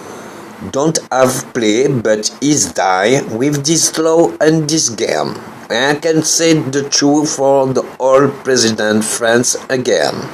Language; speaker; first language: English; non-native, learner; French